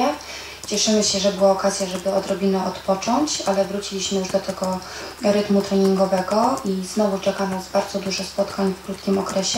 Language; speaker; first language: Polish; native; Polish